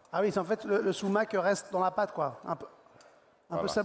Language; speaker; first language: French; native; French